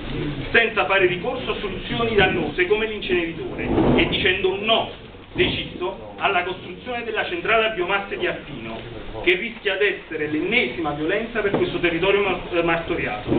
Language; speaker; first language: Italian; native; Italian